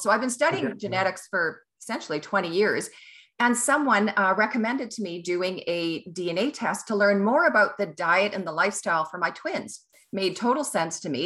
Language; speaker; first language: English; native; English